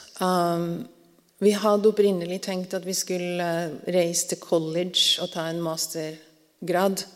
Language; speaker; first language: Norwegian; native; Norwegian